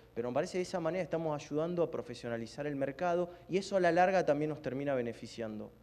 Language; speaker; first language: Spanish; native; Spanish